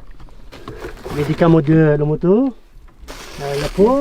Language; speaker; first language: French; non-native, learner; Arabic